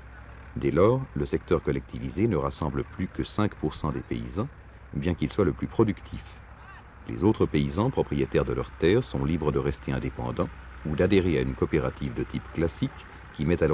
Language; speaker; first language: French; native; French